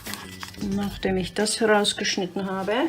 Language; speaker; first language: German; non-native, fluent; English